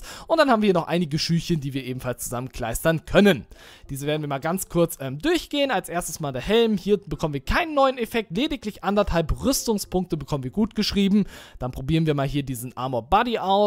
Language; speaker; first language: German; native; German